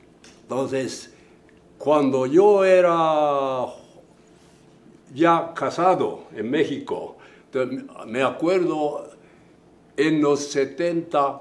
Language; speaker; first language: Spanish; non-native, fluent; Japanese